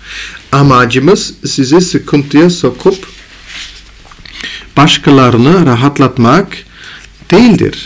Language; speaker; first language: Turkish; non-native, fluent; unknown